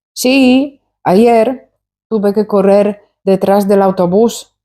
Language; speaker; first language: Spanish; non-native, fluent; Polish